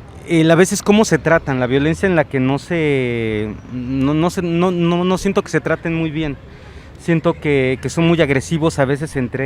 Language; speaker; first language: Spanish; native; Spanish